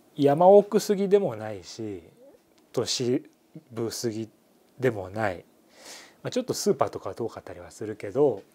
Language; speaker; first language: Japanese; native; Japanese